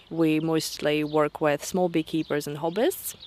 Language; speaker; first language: English; non-native, fluent; Russian